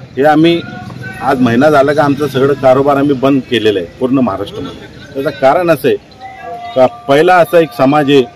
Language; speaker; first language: Marathi; non-native, local second language; Urdu